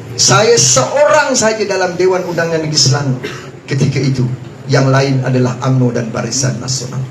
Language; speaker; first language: Malay; native; Malay